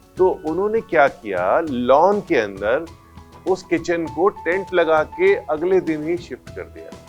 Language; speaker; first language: Hindi; native; Hindi